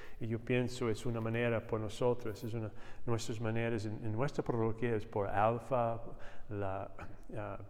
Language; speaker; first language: Spanish; non-native, learner; English